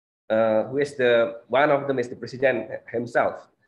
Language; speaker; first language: English; non-native, fluent; Indonesian